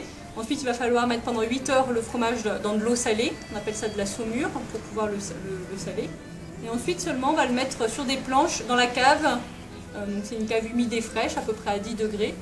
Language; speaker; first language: French; native; French